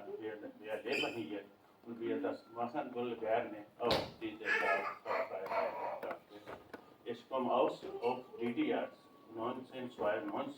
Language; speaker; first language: German; non-native, learner; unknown